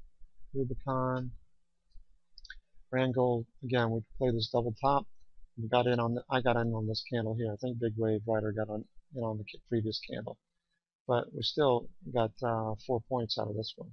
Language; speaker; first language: English; native; English